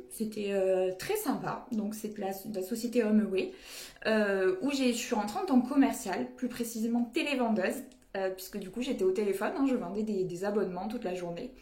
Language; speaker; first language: French; native; French